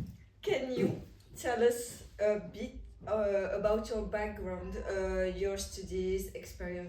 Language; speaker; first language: English; non-native, fluent; French